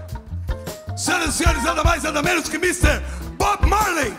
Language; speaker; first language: Portuguese; non-native, fluent; English